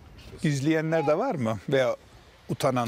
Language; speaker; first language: Turkish; early bilingual, heritage; Turkish